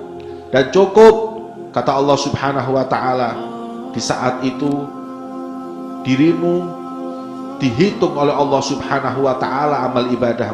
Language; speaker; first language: Indonesian; native; Indonesian